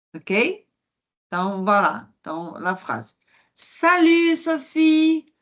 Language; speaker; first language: French; non-native, fluent; Portuguese